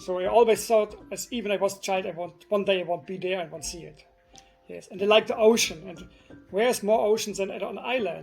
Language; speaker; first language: English; non-native, fluent; German